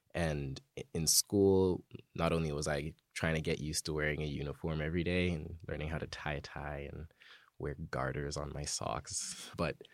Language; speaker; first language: English; native; English